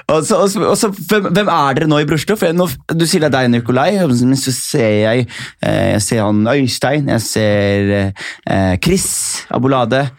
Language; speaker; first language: Norwegian; early bilingual, other home language; Somali